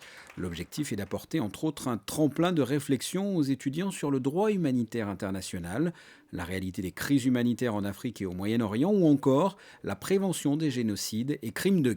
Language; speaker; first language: French; native; French